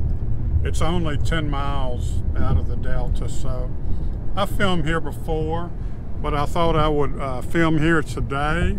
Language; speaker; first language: English; native; English